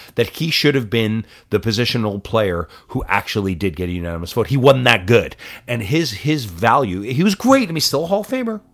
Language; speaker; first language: English; native; English